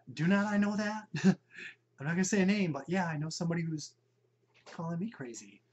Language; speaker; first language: English; native; English